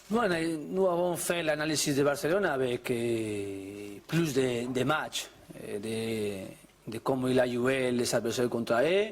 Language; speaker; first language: French; non-native, learner; Spanish